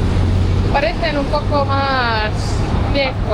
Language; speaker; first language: Spanish; non-native, fluent; Estonian